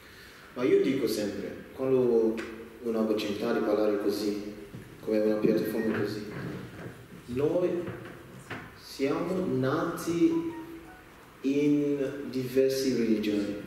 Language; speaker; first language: Italian; non-native, learner; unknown